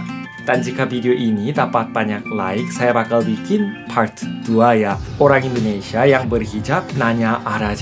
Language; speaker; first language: Indonesian; non-native, fluent; Korean